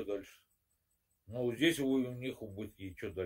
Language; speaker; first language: Russian; native; Russian